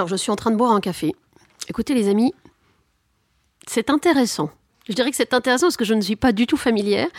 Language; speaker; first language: French; native; French